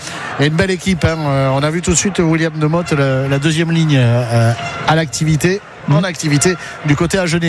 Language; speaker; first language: French; native; French